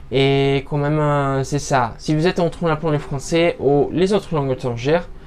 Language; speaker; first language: French; non-native, learner; Portuguese